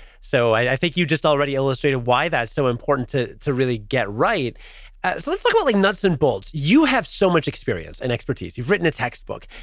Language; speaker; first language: English; native; English